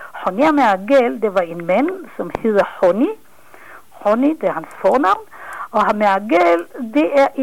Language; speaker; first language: Danish; non-native, fluent; Hebrew